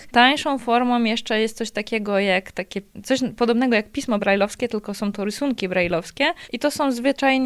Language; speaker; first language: Polish; native; Polish